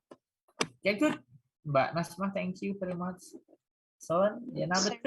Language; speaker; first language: English; non-native, fluent; Indonesian